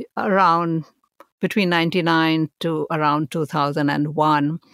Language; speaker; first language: English; non-native, local second language; Hindi